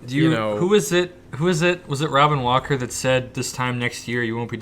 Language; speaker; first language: English; native; English